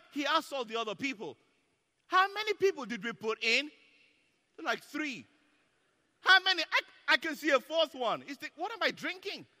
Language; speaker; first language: English; non-native, local second language; Yoruba